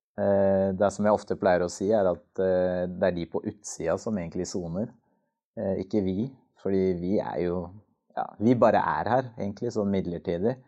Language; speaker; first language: Norwegian; native; Norwegian